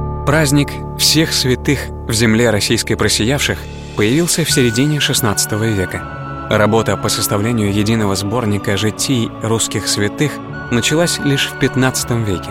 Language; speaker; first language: Russian; native; Russian